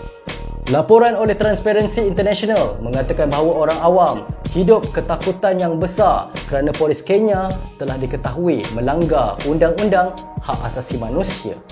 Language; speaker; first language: Malay; native; Malay